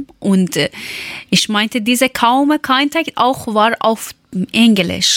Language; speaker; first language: German; non-native, learner; Persian